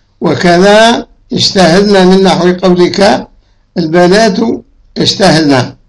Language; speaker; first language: Arabic; native; Arabic